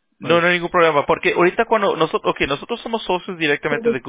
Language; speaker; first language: Spanish; early bilingual, heritage; Spanish